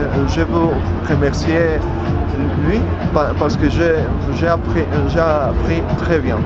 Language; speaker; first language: French; non-native, learner; Spanish